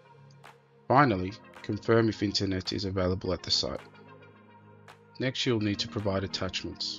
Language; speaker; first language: English; native; English